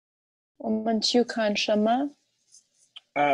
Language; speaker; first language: Chinese; non-native, learner; English